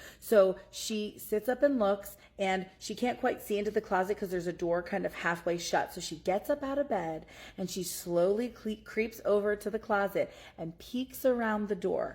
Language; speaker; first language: English; native; English